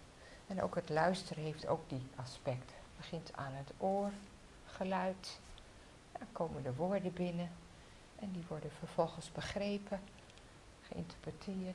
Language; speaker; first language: Dutch; native; Dutch